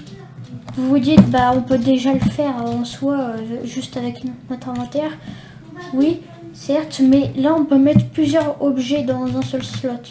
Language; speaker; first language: French; native; French